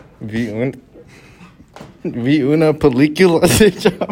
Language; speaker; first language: Spanish; non-native, learner; English